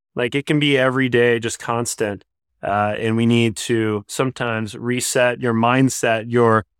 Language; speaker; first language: English; native; English